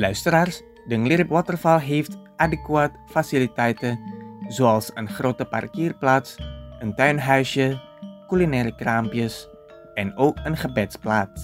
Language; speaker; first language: Dutch; non-native, fluent; Indonesian